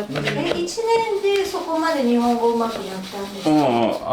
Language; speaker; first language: Japanese; native; Japanese